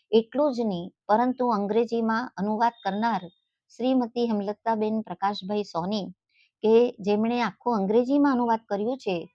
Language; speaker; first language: Gujarati; native; Gujarati